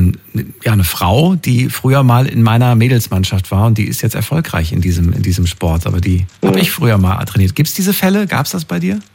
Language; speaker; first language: German; native; German